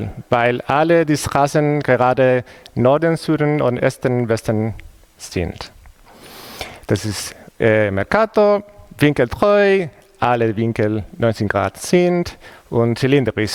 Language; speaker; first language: German; non-native, fluent; Spanish